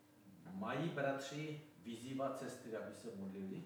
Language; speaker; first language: Czech; native; Czech